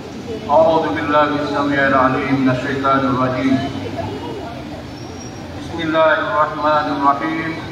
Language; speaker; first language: Arabic; non-native, fluent; Maranao